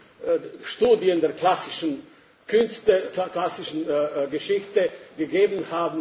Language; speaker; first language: German; non-native, fluent; Serbian